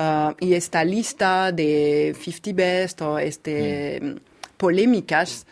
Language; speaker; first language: Spanish; non-native, fluent; French